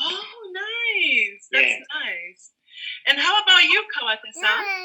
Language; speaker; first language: English; non-native, fluent; Kabuverdianu